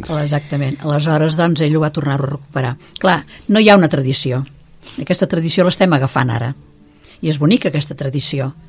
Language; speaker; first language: Catalan; non-native, local second language; Spanish